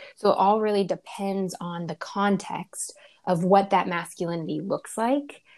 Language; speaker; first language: English; early bilingual, other home language; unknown